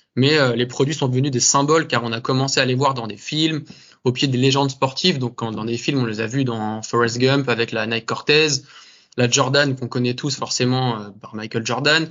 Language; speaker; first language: French; native; French